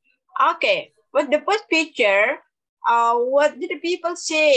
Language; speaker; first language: English; non-native, learner; Indonesian